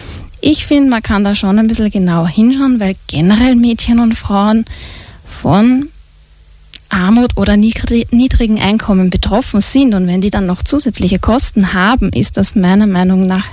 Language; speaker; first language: German; native; German